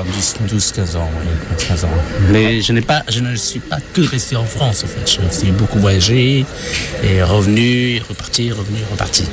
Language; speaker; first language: French; non-native, fluent; Khmer